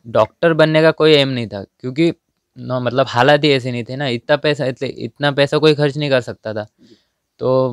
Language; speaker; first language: Hindi; non-native, local second language; Marathi